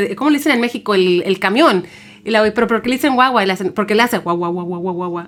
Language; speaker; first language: Spanish; early bilingual, heritage; Spanish